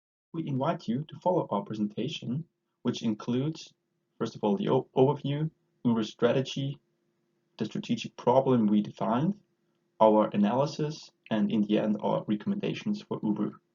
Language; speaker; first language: English; non-native, fluent; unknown